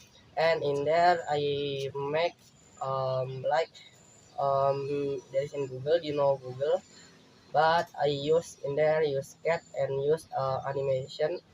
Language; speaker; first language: English; non-native, learner; Indonesian